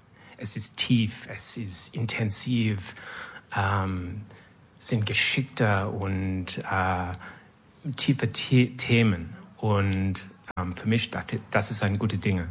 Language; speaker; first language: German; non-native, learner; French